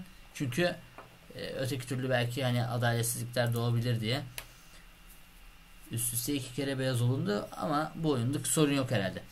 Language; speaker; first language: Turkish; native; Turkish